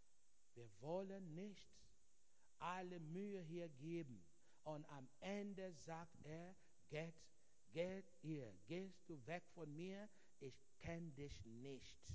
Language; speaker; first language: German; non-native, fluent; Igbo